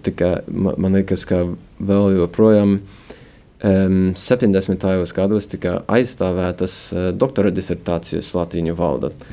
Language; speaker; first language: Latvian; early bilingual, heritage; Latvian